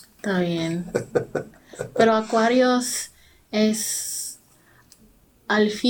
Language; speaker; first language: Spanish; non-native, learner; English